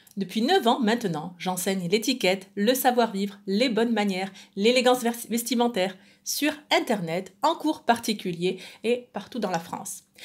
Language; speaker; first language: French; native; French